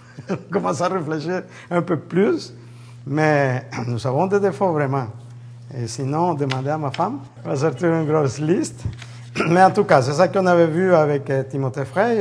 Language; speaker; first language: French; native; French